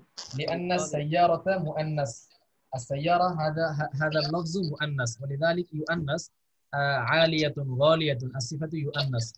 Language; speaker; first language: Arabic; non-native, fluent; Bangla